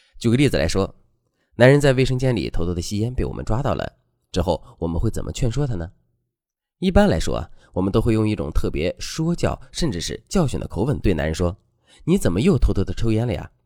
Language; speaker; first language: Chinese; native; Chinese